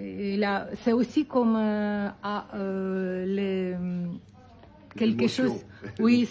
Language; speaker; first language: French; non-native, learner; Ukrainian